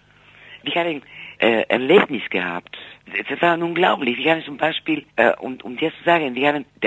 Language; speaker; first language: German; non-native, fluent; Spanish